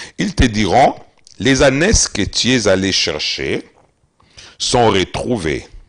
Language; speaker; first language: French; non-native, local second language; Lingala